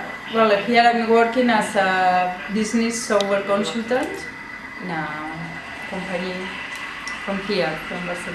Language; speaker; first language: English; non-native, fluent; Spanish